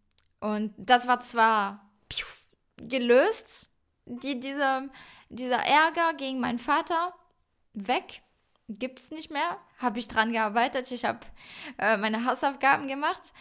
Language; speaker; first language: German; non-native, fluent; French